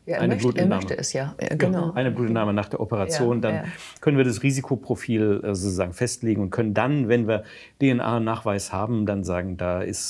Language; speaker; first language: German; native; German